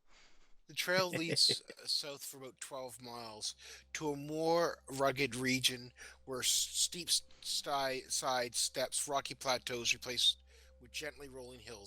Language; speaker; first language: English; native; English